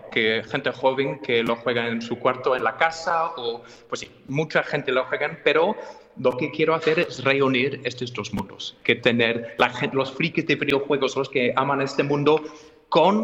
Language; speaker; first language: Spanish; non-native, fluent; English